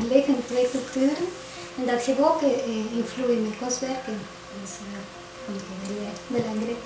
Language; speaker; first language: Dutch; non-native, fluent; Spanish